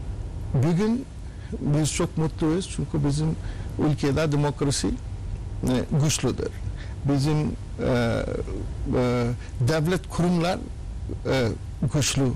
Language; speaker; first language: Turkish; non-native, learner; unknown